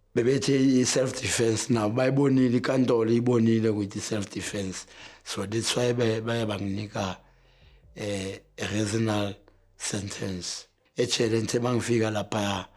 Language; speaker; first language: Zulu; native; Zulu